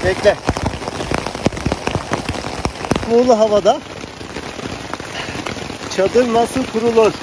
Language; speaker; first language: Turkish; native; Turkish